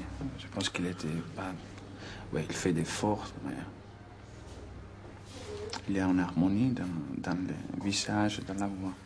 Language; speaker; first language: French; non-native, learner; Italian